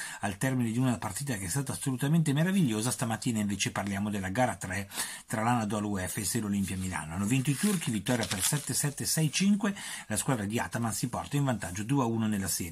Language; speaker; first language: Italian; native; Italian